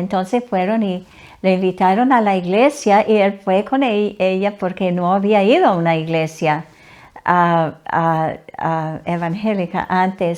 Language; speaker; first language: Spanish; non-native, fluent; English